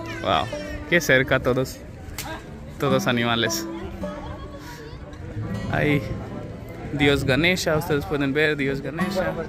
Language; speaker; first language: Spanish; non-native, learner; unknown